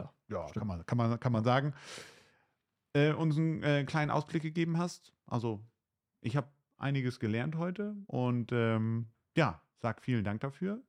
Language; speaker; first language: German; native; German